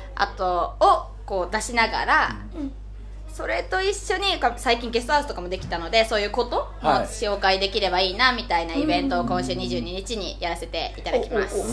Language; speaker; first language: Japanese; native; Japanese